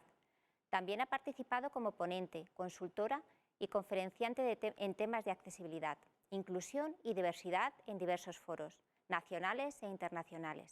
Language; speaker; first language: Spanish; native; Spanish